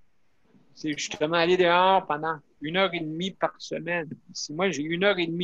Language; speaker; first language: French; native; French